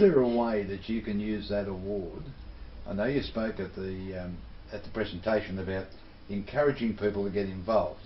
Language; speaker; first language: English; native; English